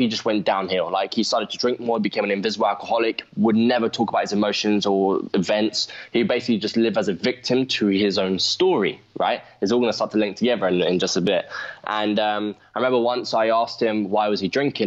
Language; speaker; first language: English; native; English